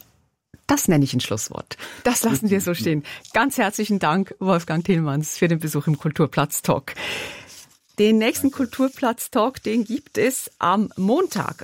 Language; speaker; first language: German; native; German